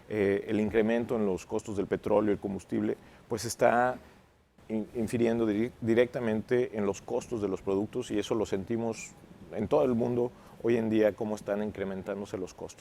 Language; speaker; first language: Spanish; native; Spanish